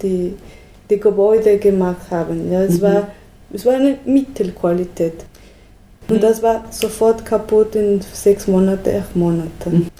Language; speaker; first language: German; non-native, learner; Spanish